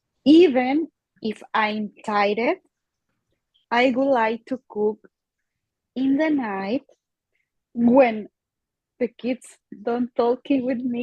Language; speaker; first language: English; non-native, learner; Spanish